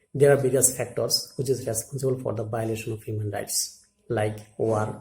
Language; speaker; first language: English; non-native, local second language; Assamese